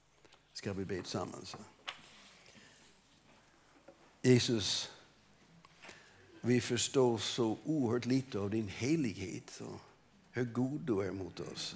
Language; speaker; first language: Swedish; non-native, fluent; English